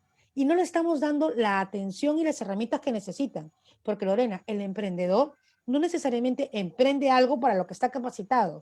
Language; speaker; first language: Spanish; native; Spanish